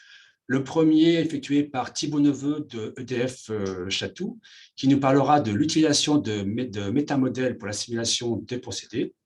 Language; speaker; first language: French; native; French